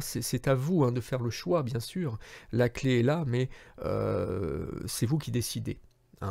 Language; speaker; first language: French; native; French